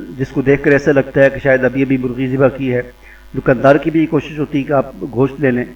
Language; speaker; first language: Urdu; native; Urdu